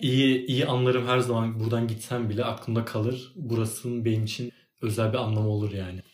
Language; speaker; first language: Turkish; native; Turkish